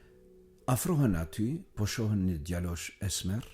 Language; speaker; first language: Albanian; native; Albanian